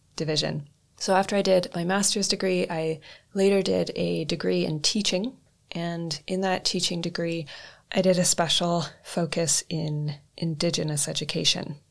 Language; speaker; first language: English; native; English